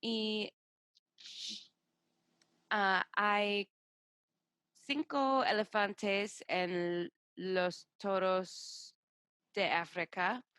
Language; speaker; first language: Spanish; non-native, learner; English